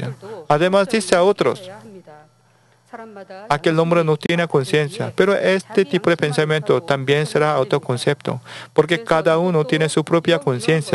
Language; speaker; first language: Spanish; non-native, learner; Korean